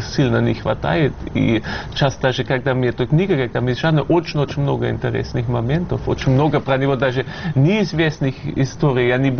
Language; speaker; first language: Russian; non-native, fluent; German